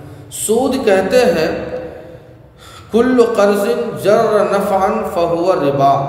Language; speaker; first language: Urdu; native; Urdu